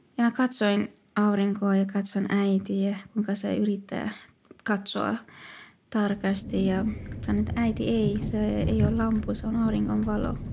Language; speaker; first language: Finnish; non-native, fluent; Persian